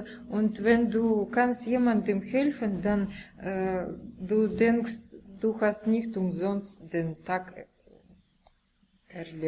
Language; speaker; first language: German; non-native, learner; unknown